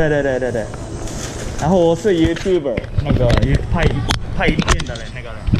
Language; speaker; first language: Chinese; non-native, learner; Japanese